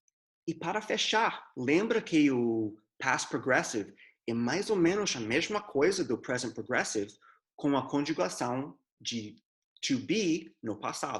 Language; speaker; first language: Portuguese; non-native, fluent; English